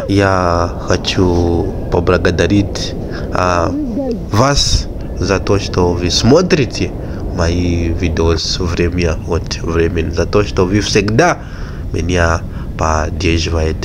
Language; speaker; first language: Russian; non-native, fluent; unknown